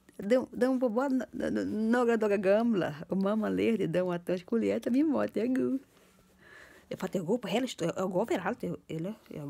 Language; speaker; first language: Swedish; non-native, learner; Portuguese